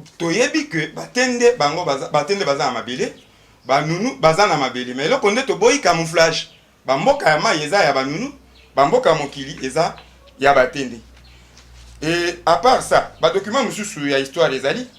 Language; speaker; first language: Lingala; native; Lingala